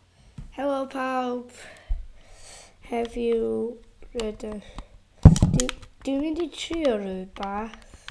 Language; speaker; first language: Welsh; non-native, local second language; English